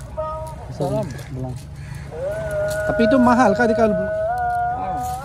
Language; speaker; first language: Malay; non-native, learner; Bangla